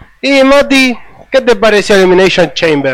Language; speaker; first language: Spanish; native; Spanish